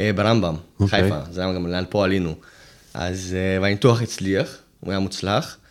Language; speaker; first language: Hebrew; early bilingual, other home language; Russian